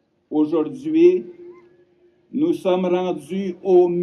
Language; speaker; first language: French; non-native, local second language; Ukrainian